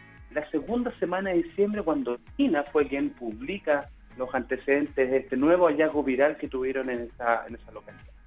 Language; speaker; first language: Spanish; native; Spanish